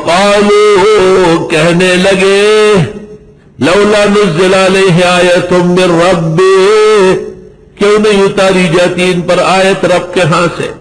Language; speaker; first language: Urdu; non-native, local second language; Pashto